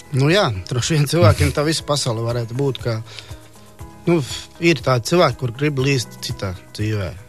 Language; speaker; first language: Latvian; non-native, fluent; Croatian